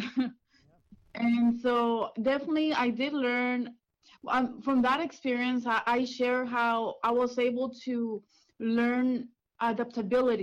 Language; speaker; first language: English; early bilingual, other home language; Spanish